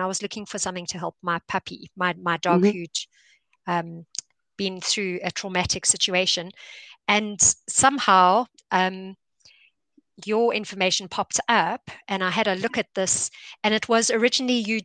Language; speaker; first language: English; native; English